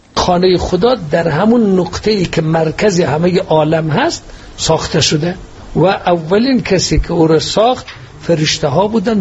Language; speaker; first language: Persian; native; Persian